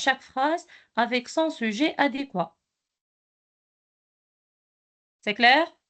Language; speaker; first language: French; non-native, local second language; Arabic